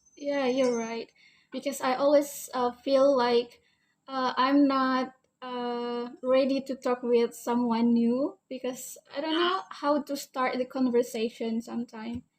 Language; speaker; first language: English; non-native, learner; Indonesian